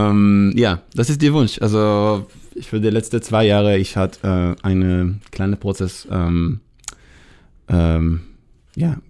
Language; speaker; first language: German; non-native, learner; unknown